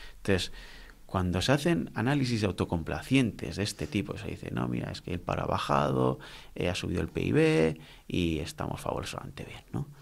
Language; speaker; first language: Spanish; non-native, local second language; Basque